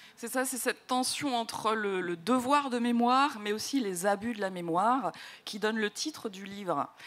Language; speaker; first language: French; native; French